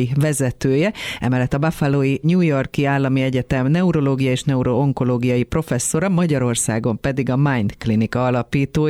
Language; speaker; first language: Hungarian; native; Hungarian